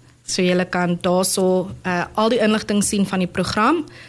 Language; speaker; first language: Afrikaans; native; Afrikaans